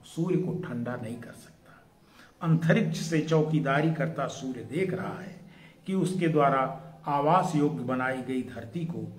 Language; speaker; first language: Hindi; native; Hindi